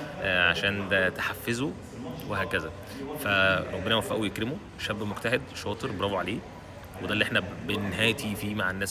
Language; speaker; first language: Arabic; native; Arabic